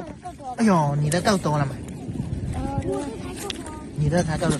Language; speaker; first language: Chinese; native; Chinese